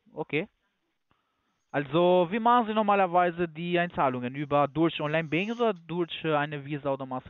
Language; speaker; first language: German; non-native, learner; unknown